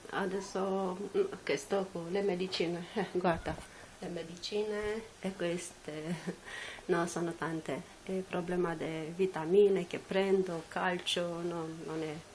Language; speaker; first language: Italian; non-native, learner; Romanian